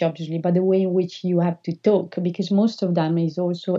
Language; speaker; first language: English; non-native, fluent; Italian